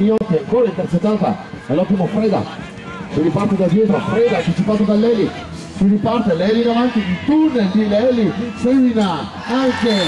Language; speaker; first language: Italian; native; Italian